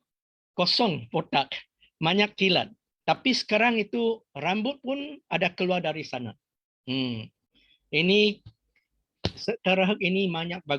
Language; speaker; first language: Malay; non-native, local second language; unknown